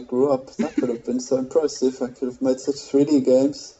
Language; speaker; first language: English; non-native, fluent; German